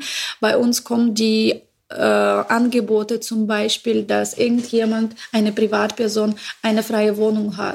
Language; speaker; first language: German; non-native, fluent; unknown